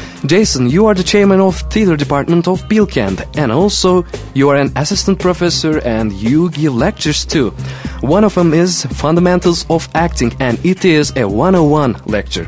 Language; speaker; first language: English; non-native, fluent; Turkish